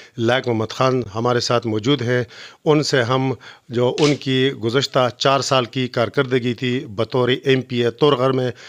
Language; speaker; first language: Urdu; non-native, local second language; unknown